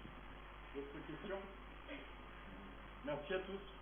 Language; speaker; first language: French; non-native, fluent; German